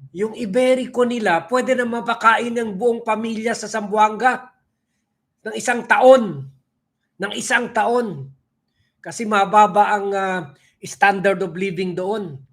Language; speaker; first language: Filipino; non-native, local second language; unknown